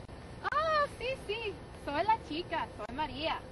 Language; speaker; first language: Spanish; non-native, learner; English